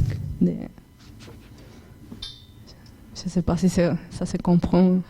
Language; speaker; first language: French; non-native, fluent; Spanish